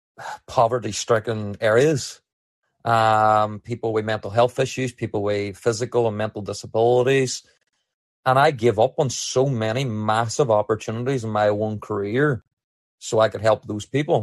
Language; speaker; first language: English; native; English